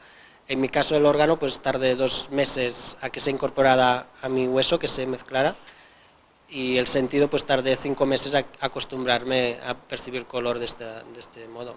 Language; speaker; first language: Spanish; non-native, local second language; Catalan